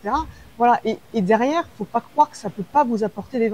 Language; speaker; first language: French; native; French